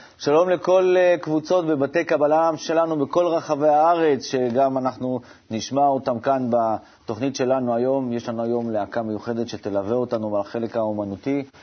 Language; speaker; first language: Hebrew; native; Hebrew